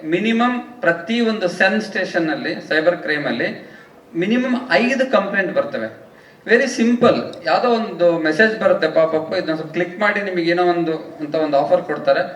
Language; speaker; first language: Kannada; native; Kannada